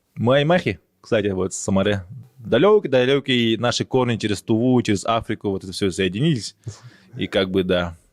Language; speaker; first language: Russian; native; Russian